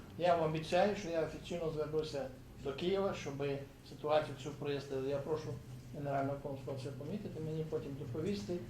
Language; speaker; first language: Ukrainian; native; Ukrainian